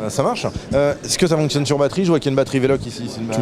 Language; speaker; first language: French; native; French